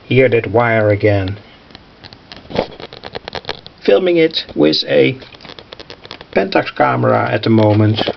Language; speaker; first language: English; non-native, fluent; Dutch